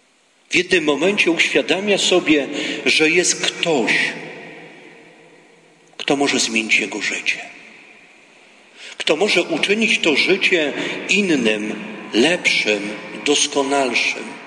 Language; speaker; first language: Polish; native; Polish